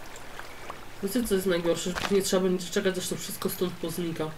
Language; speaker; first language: Polish; native; Polish